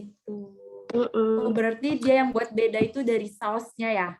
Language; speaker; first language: Indonesian; native; Indonesian